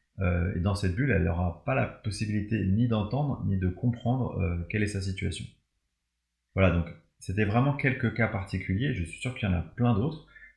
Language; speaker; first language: French; native; French